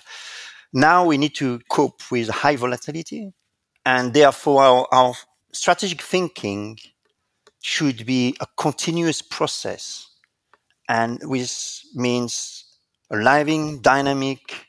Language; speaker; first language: English; non-native, fluent; French